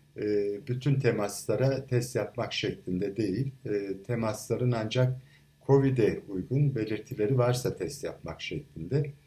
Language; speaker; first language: Turkish; native; Turkish